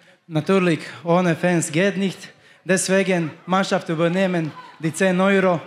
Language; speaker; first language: German; non-native, learner; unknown